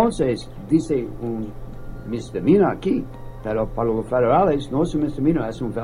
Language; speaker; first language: Spanish; non-native, learner; English